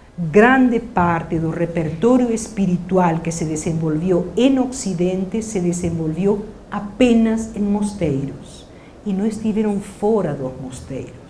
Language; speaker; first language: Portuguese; non-native, fluent; Spanish